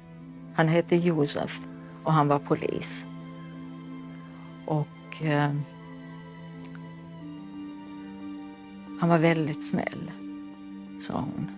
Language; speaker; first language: Swedish; early bilingual, other home language; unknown